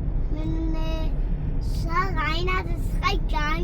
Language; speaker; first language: Danish; early bilingual, other home language; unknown